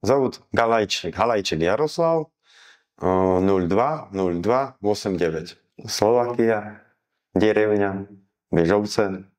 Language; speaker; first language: Russian; non-native, learner; Slovak